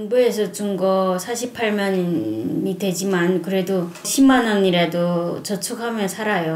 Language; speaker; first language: Korean; native; Korean